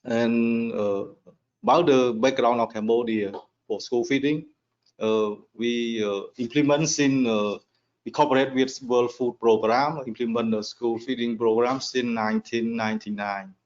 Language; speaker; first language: English; non-native, learner; Khmer